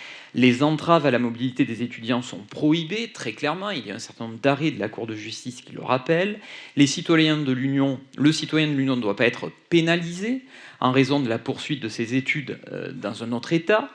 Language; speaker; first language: French; native; French